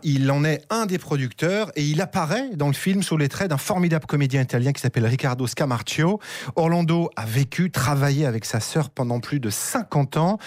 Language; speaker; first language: French; native; French